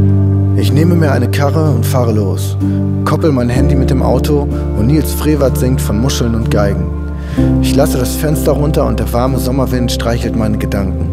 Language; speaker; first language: German; native; German